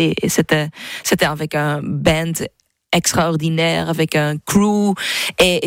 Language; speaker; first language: French; non-native, local second language; Dutch